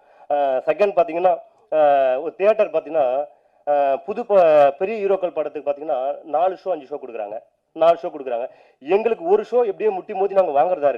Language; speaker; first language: Tamil; native; Tamil